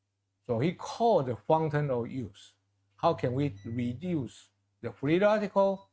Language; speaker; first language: English; non-native, fluent; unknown